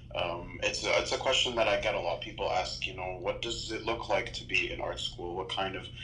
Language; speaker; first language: English; native; English